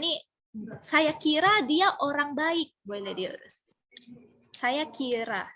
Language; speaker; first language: Indonesian; non-native, fluent; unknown